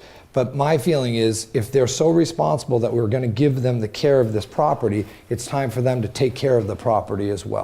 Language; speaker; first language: English; native; English